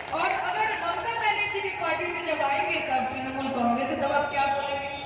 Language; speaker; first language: Hindi; non-native, local second language; Bangla